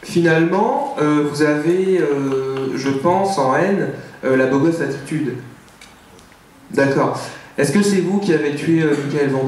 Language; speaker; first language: French; native; French